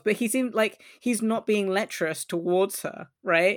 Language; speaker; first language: English; native; English